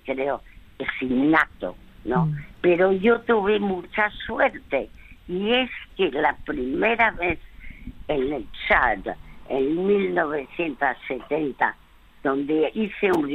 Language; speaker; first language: Spanish; early bilingual, other home language; French